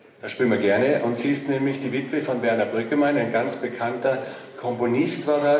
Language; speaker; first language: German; native; German